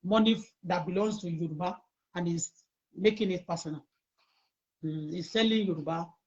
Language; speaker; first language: English; non-native, local second language; Yoruba